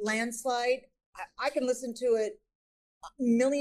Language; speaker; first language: English; native; English